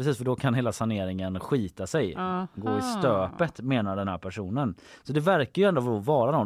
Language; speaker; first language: Swedish; native; Swedish